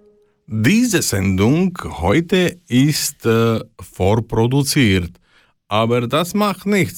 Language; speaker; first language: German; non-native, learner; Slovak